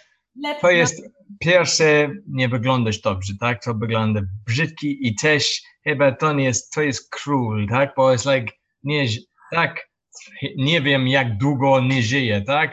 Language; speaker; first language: Polish; non-native, learner; English